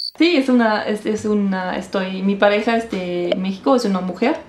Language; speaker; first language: Spanish; non-native, fluent; German